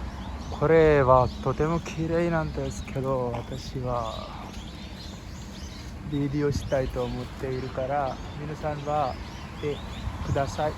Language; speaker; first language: Japanese; non-native, learner; Sinhala